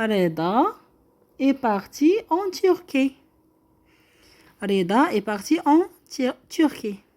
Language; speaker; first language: French; non-native, local second language; Arabic